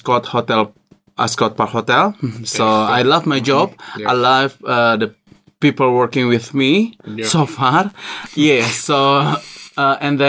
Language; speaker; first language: English; non-native, learner; Indonesian